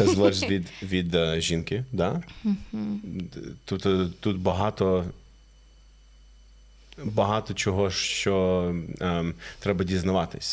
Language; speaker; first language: Ukrainian; non-native, fluent; English